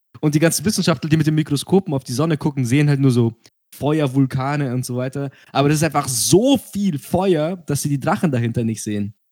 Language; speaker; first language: German; early bilingual, other home language; Russian